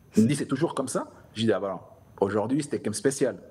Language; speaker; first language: French; native; French